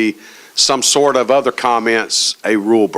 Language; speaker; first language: English; native; English